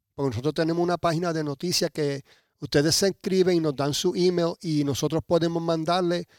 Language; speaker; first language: Spanish; early bilingual, heritage; Spanish